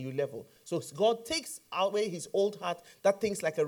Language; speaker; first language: English; non-native, local second language; Akan